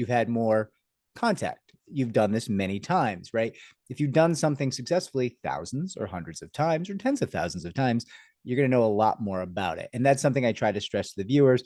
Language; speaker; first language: English; native; English